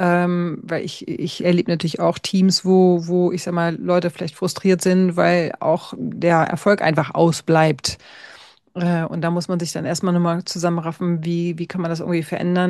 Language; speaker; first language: German; native; German